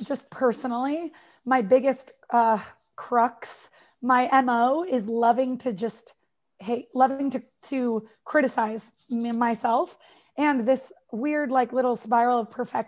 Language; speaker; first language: English; native; English